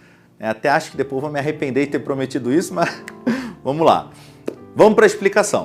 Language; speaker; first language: Portuguese; native; Portuguese